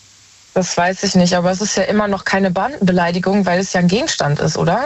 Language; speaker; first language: German; native; German